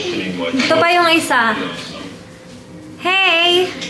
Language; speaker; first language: Filipino; native; Filipino